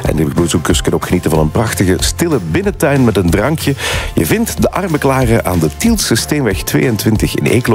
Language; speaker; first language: Dutch; native; Dutch